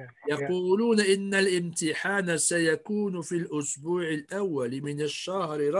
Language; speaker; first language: Arabic; non-native, fluent; English